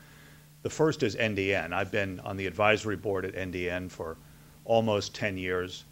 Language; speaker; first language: English; native; English